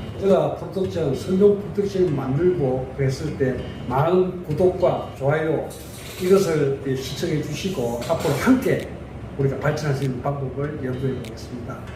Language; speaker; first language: Korean; native; Korean